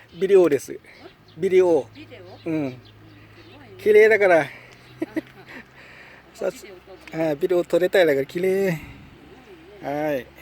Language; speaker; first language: Japanese; non-native, learner; Thai